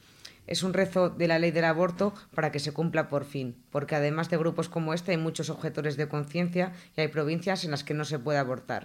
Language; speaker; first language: Spanish; native; Spanish